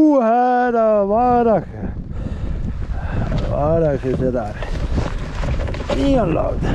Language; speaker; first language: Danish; non-native, learner; Estonian